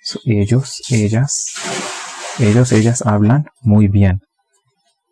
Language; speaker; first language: Spanish; non-native, learner; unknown